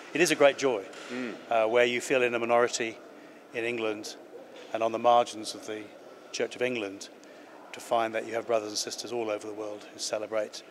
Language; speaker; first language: English; native; English